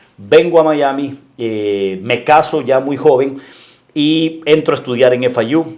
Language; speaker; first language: Spanish; native; Spanish